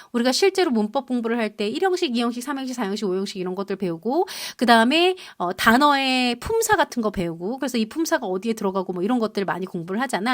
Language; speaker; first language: Korean; native; Korean